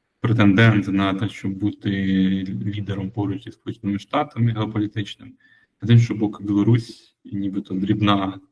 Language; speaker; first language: Ukrainian; native; Ukrainian